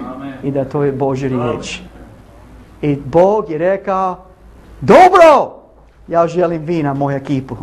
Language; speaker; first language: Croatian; non-native, learner; English